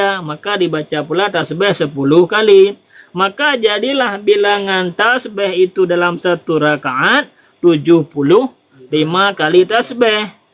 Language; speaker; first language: Malay; non-native, local second language; Achinese